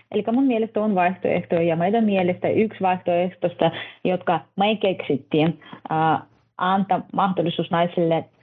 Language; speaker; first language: Finnish; non-native, fluent; Russian